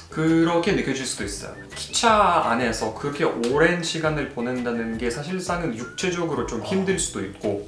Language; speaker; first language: Korean; non-native, fluent; Russian